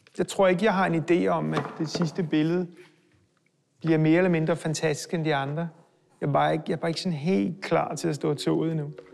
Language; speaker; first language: Danish; early bilingual, other home language; Hebrew